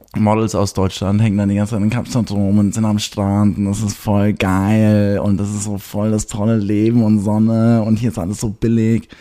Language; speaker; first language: German; early bilingual, heritage; German